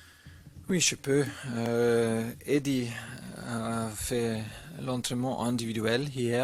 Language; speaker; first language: French; non-native, learner; German